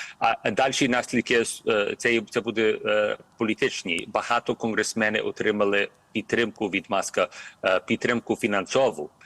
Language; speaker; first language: Ukrainian; early bilingual, heritage; Ukrainian